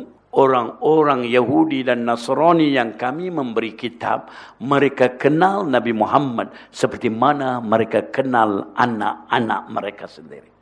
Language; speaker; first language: Malay; non-native, local second language; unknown